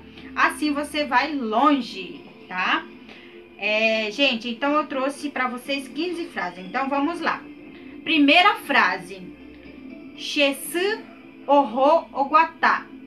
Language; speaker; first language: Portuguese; non-native, local second language; Guarani